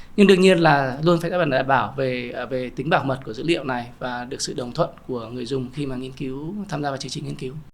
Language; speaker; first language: Vietnamese; native; Vietnamese